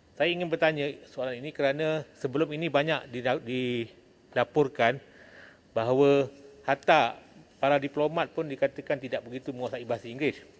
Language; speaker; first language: Malay; native; Malay